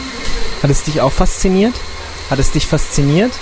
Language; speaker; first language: German; native; German